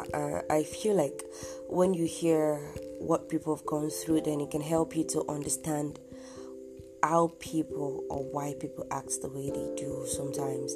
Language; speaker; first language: English; non-native, local second language; Yoruba